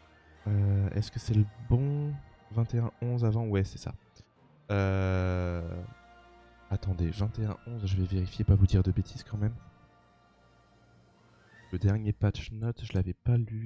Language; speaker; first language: French; native; French